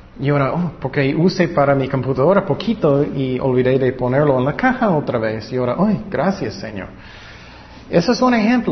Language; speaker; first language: Spanish; non-native, fluent; English